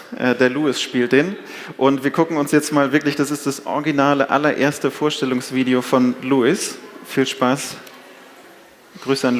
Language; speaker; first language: German; native; German